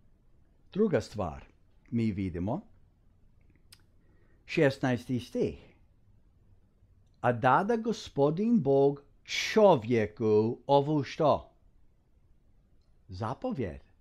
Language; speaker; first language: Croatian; early bilingual, heritage; English